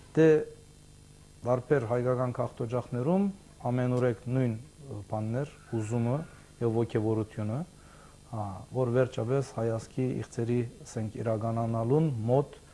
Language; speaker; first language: Armenian; early bilingual, heritage; Armenian